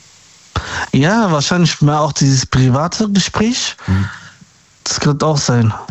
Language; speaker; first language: German; native; German